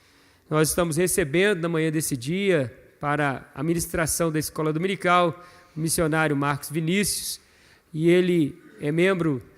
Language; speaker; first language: Portuguese; native; Portuguese